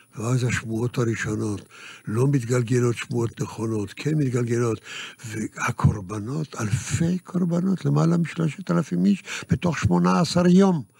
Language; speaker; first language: Hebrew; early bilingual, other home language; Yiddish